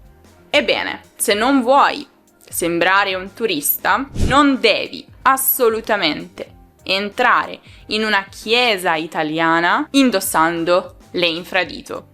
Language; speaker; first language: Italian; native; Italian